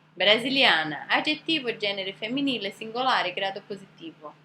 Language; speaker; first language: Italian; non-native, fluent; Portuguese